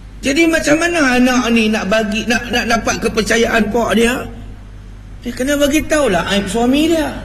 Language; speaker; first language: Malay; native; Malay